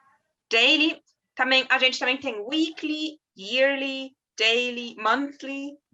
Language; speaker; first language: Portuguese; non-native, fluent; German